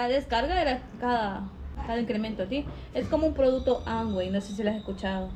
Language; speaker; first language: Spanish; native; Spanish